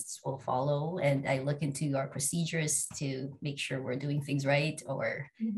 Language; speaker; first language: English; non-native, local second language; Filipino